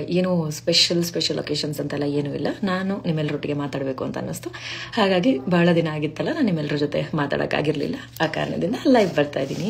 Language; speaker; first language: Kannada; non-native, local second language; Kodava